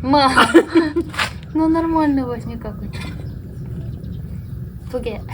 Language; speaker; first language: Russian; native; Russian